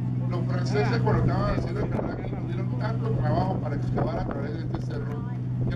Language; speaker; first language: Spanish; native; Spanish